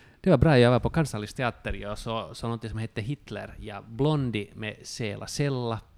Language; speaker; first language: Swedish; non-native, local second language; Finnish